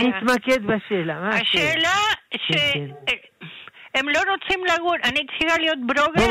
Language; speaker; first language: Hebrew; non-native, fluent; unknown